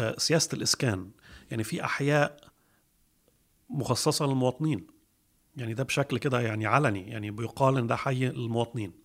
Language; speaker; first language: Arabic; early bilingual, heritage; Arabic